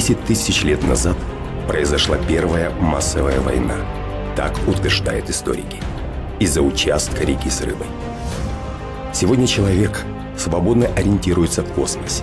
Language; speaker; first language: Russian; native; Russian